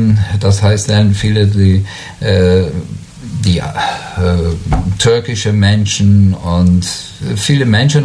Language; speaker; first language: German; non-native, learner; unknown